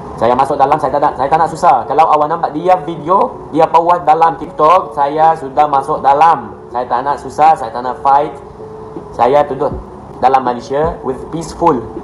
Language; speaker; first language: Malay; non-native, learner; Arabic